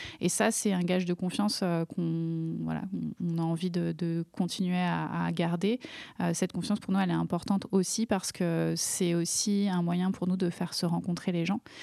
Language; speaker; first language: French; native; French